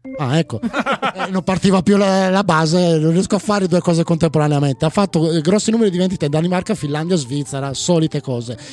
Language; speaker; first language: Italian; native; Italian